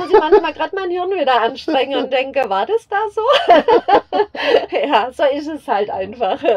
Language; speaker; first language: German; native; German